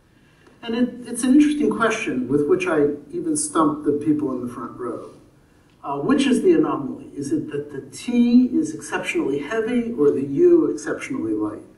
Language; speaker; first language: English; native; English